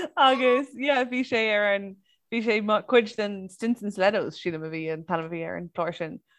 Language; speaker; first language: Irish; non-native, local second language; English